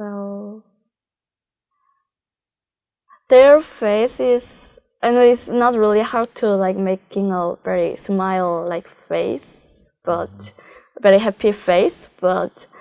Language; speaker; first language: English; non-native, learner; Korean